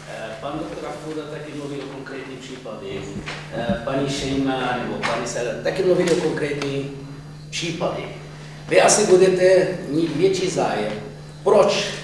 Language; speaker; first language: Czech; non-native, fluent; Arabic